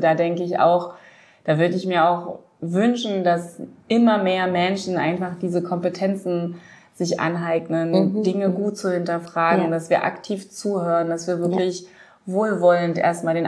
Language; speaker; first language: German; native; German